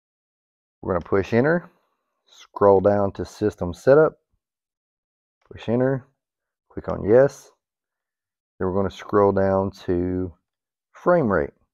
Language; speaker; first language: English; native; English